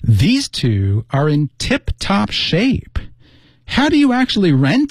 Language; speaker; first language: English; native; English